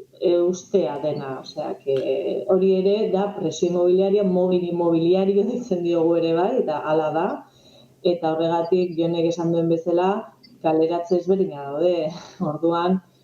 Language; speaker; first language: Basque; non-native, local second language; Spanish